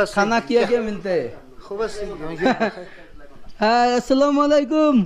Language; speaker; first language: Hindi; non-native, learner; Bangla